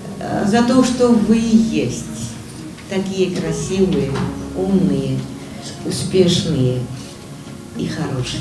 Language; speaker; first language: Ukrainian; non-native, learner; Georgian